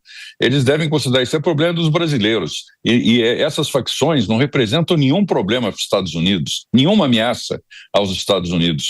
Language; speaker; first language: Portuguese; native; Portuguese